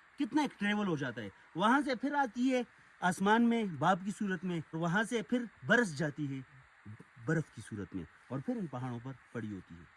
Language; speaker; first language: Urdu; non-native, local second language; Pashto